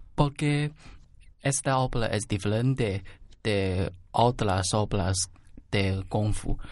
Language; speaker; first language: Spanish; non-native, learner; Chinese